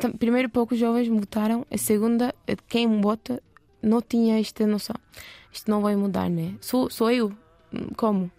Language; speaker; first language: Portuguese; non-native, learner; Turkish